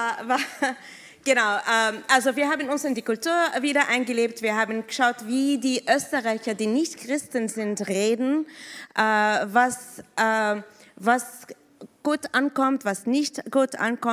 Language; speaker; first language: German; non-native, fluent; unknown